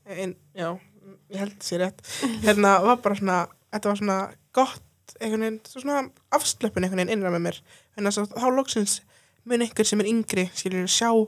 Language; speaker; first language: Icelandic; native; Icelandic